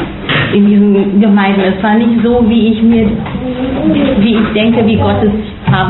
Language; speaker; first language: German; non-native, fluent; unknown